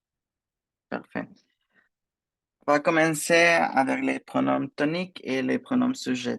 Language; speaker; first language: French; non-native, fluent; Spanish